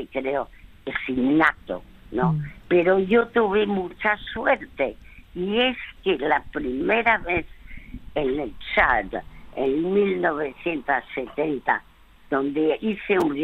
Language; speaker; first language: Spanish; early bilingual, other home language; French